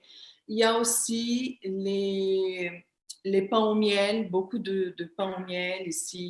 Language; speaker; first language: French; non-native, fluent; Portuguese